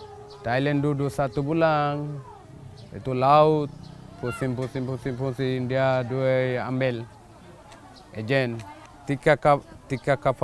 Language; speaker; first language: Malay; non-native, learner; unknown